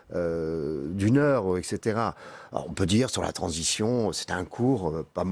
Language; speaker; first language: French; native; French